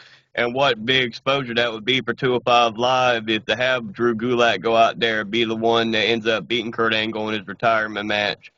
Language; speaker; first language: English; native; English